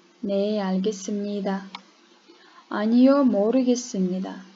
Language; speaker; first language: Korean; non-native, fluent; Kyrgyz